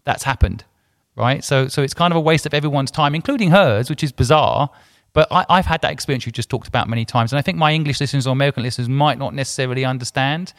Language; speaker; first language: English; native; English